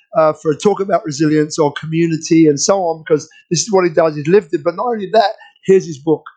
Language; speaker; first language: English; native; English